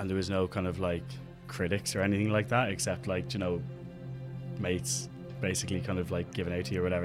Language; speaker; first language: English; native; English